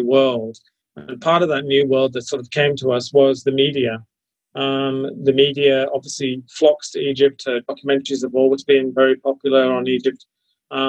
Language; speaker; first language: English; native; English